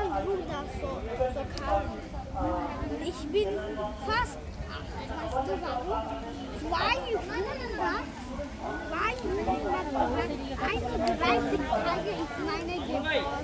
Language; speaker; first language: German; non-native, learner; Bangla